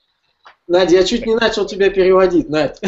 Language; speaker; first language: Russian; native; Russian